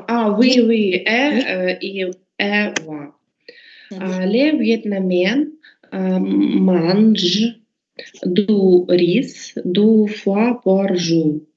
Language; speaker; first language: French; non-native, learner; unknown